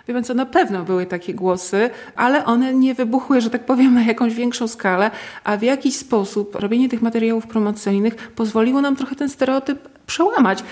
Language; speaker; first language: Polish; native; Polish